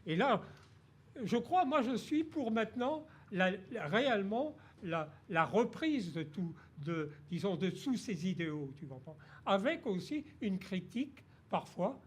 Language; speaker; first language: French; native; French